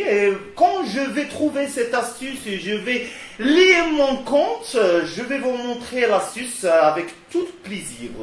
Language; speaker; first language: French; non-native, local second language; Arabic